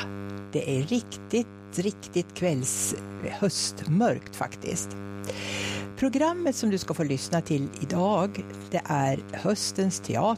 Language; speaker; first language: Swedish; native; Swedish